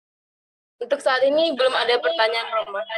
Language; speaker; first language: Indonesian; native; Indonesian